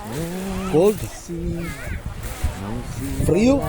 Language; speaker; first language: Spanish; non-native, learner; Cebuano